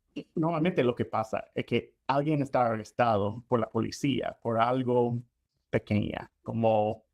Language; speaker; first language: Spanish; non-native, fluent; English